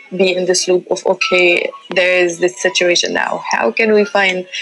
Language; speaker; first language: English; non-native, fluent; Central Atlas Tamazight